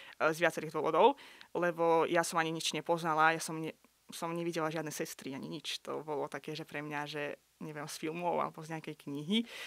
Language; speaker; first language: Slovak; non-native, fluent; Azerbaijani